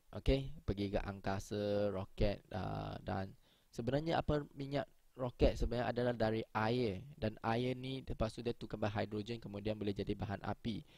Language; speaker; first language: Malay; native; Malay